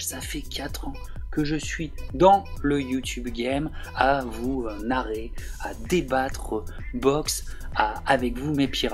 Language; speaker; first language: French; native; French